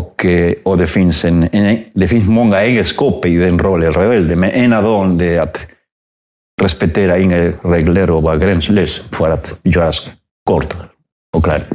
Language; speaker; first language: Swedish; non-native, fluent; Spanish